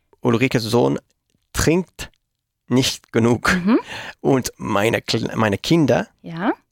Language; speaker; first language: German; non-native, fluent; Spanish